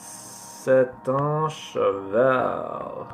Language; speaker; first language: French; non-native, learner; English